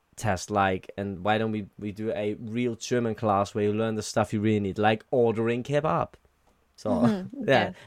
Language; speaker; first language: English; non-native, fluent; German